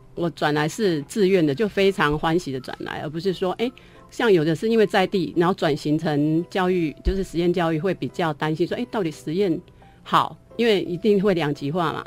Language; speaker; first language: Chinese; native; Chinese